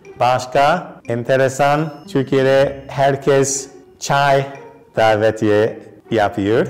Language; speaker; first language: Turkish; non-native, learner; English